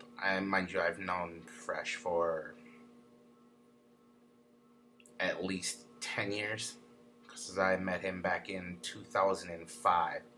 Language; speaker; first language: English; native; English